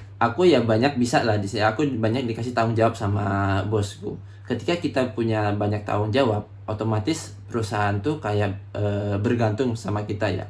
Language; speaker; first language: Indonesian; native; Indonesian